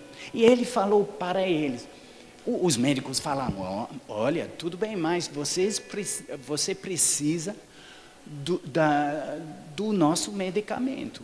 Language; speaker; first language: Portuguese; non-native, fluent; English